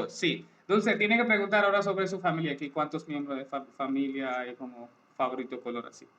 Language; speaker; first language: Spanish; non-native, learner; Hindi